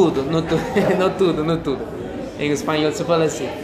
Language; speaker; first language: Portuguese; non-native, fluent; Spanish